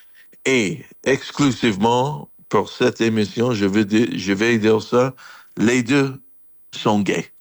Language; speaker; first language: French; non-native, fluent; English